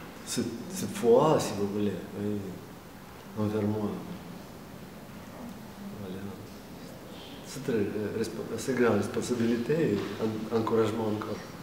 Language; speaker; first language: French; non-native, fluent; Russian